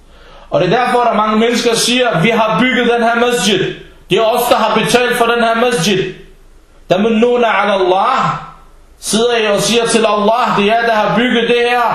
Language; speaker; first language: Danish; early bilingual, other home language; Arabic